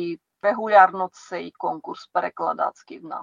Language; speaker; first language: Ukrainian; non-native, fluent; Czech